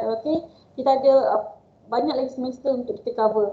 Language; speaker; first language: Malay; native; Malay